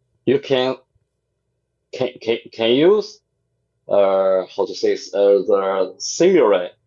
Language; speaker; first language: English; non-native, learner; Chinese